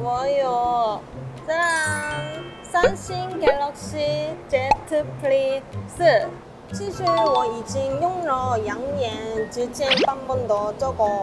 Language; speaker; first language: Chinese; non-native, fluent; Korean